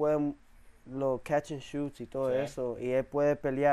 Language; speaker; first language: Spanish; early bilingual, heritage; English